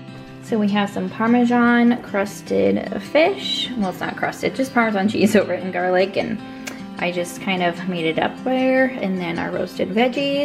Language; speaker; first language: English; native; English